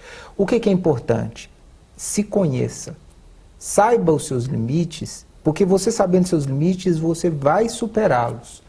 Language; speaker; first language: Portuguese; native; Portuguese